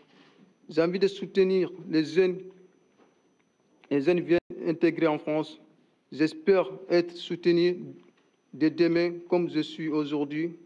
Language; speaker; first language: French; non-native, learner; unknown